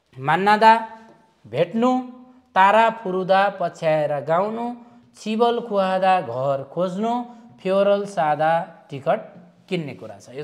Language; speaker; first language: Nepali; native; Nepali